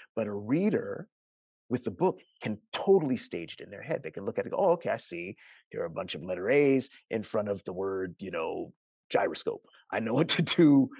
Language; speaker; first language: English; native; English